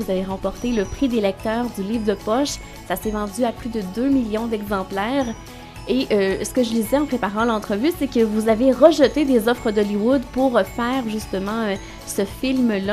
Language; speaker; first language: French; native; French